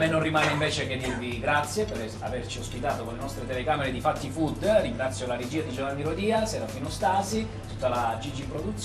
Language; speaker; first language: Italian; native; Italian